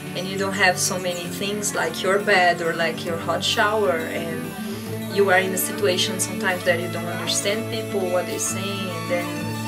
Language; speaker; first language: English; non-native, fluent; Portuguese